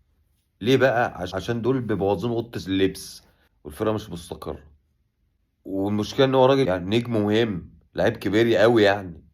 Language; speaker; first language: Arabic; native; Arabic